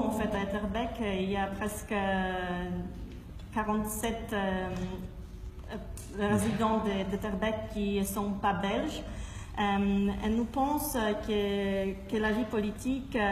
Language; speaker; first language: French; non-native, fluent; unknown